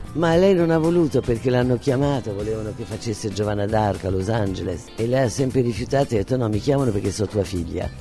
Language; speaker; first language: Italian; early bilingual, heritage; French